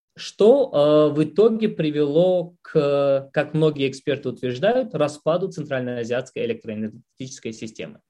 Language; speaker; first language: Russian; non-native, local second language; Tajik